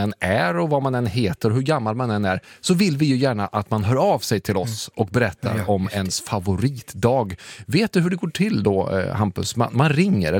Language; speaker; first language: Swedish; native; Swedish